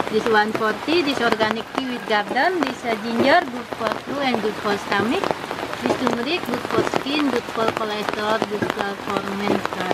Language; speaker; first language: English; non-native, learner; Indonesian